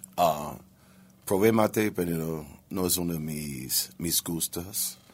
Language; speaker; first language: Spanish; non-native, learner; English